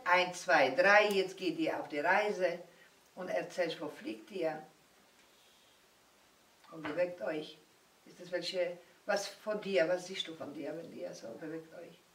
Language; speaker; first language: German; non-native, learner; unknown